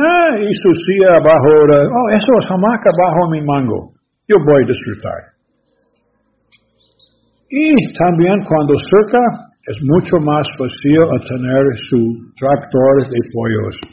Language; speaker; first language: Spanish; non-native, learner; English